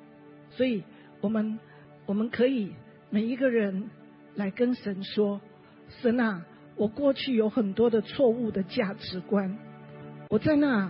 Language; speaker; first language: Chinese; native; Chinese